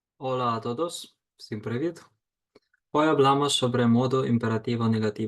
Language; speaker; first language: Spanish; non-native, fluent; Ukrainian